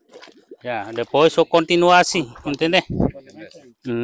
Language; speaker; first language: Portuguese; non-native, learner; Vietnamese